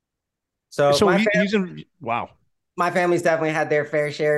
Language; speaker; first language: English; native; English